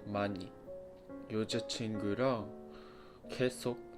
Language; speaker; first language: Korean; non-native, fluent; Japanese